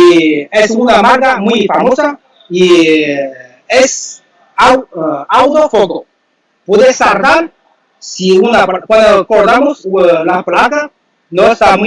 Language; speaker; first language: Spanish; non-native, learner; Chinese